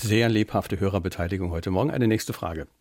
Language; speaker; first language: German; native; German